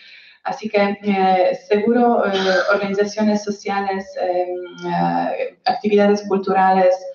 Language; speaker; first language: Spanish; non-native, fluent; Polish